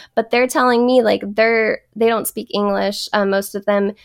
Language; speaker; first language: English; native; English